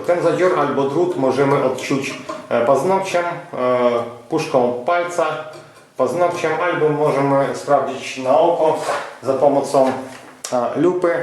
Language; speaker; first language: Polish; non-native, fluent; Ukrainian